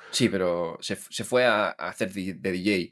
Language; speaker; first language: Spanish; native; Spanish